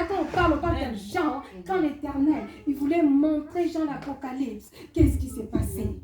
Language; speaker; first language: French; non-native, local second language; Lingala